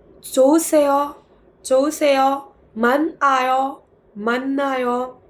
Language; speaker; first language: Korean; non-native, fluent; Burmese